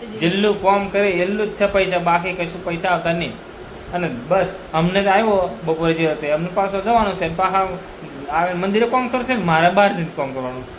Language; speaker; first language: Gujarati; non-native, local second language; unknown